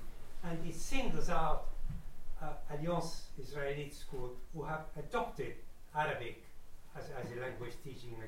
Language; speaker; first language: English; non-native, fluent; Arabic